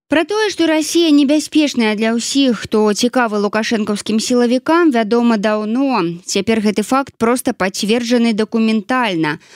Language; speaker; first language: Belarusian; native; Belarusian